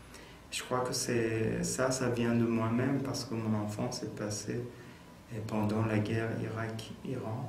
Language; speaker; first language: French; non-native, fluent; Persian